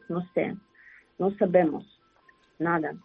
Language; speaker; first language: Spanish; non-native, learner; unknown